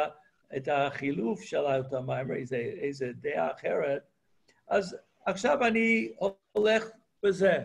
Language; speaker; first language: Hebrew; non-native, fluent; English